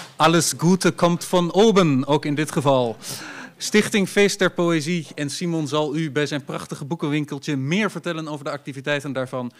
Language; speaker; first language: Dutch; native; Dutch